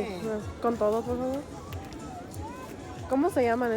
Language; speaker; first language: Spanish; early bilingual, heritage; Spanish